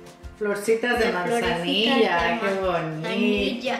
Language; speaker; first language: Spanish; native; Spanish